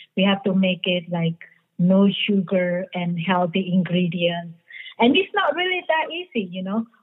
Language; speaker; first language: English; non-native, fluent; Indonesian